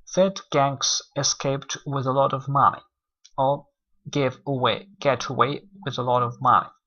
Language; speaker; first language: English; non-native, fluent; Russian